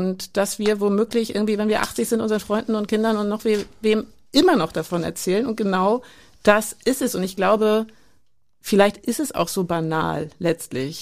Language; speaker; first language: German; native; German